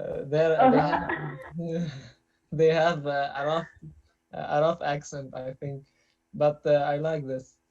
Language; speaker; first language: English; non-native, learner; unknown